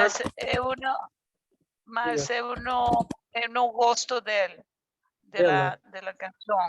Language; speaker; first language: Portuguese; non-native, learner; Spanish